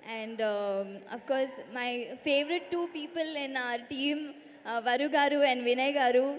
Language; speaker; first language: Telugu; non-native, learner; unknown